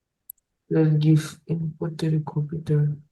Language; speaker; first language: English; non-native, learner; Indonesian